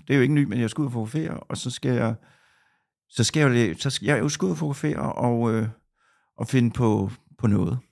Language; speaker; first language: Danish; native; Danish